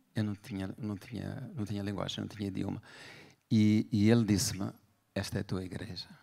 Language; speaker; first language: Portuguese; native; Portuguese